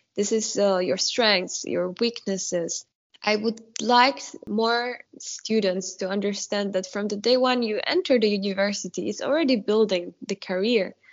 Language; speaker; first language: English; non-native, fluent; Polish